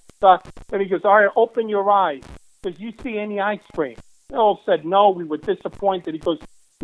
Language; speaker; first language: English; early bilingual, other home language; Spanish